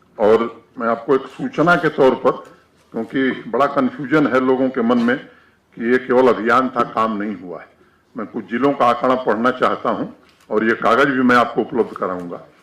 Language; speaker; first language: Hindi; native; Hindi